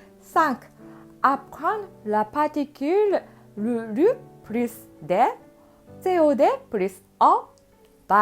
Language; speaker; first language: French; non-native, fluent; Japanese